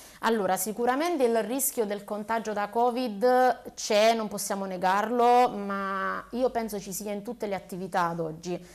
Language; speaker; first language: Italian; native; Italian